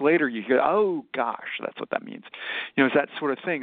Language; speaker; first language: English; native; English